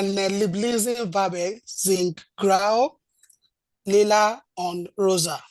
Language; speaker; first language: German; non-native, learner; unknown